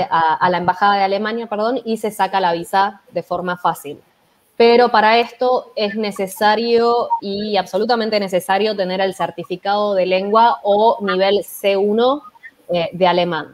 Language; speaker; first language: Spanish; native; Spanish